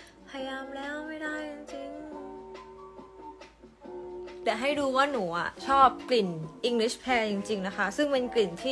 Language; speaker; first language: Thai; native; Thai